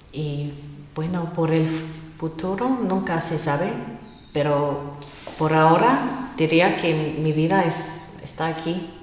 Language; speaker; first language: Spanish; non-native, fluent; English